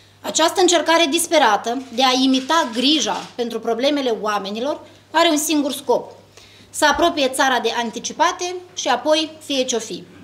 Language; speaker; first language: Romanian; native; Romanian